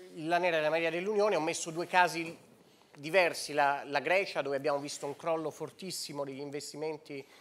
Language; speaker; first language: Italian; native; Italian